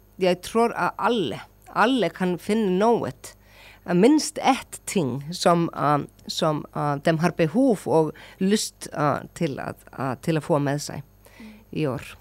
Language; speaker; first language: Norwegian; non-native, fluent; Icelandic